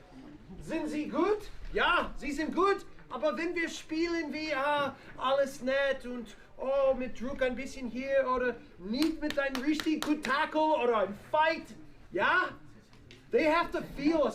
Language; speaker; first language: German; non-native, fluent; English